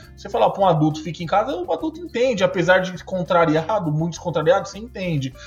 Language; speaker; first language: Portuguese; native; Portuguese